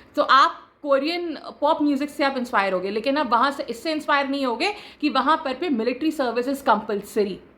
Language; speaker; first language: Hindi; native; Hindi